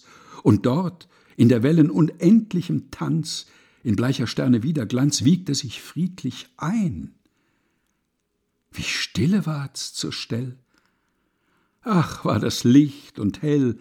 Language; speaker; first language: German; native; German